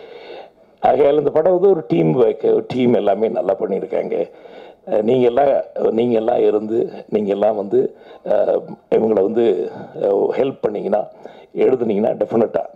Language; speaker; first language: Tamil; native; Tamil